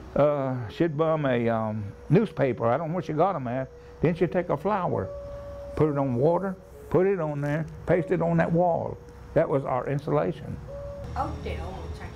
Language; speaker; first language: English; native; English